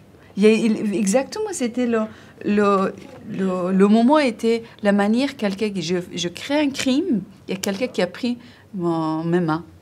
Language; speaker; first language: French; non-native, learner; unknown